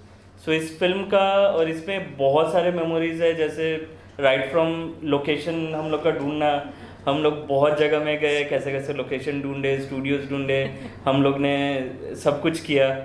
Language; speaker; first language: Hindi; non-native, local second language; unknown